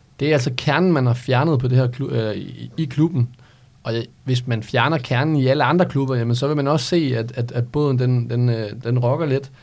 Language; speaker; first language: Danish; early bilingual, other home language; Serbian